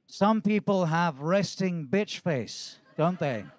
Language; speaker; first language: English; native; English